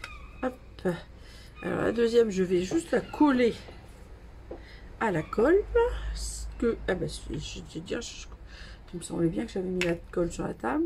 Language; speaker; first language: French; native; French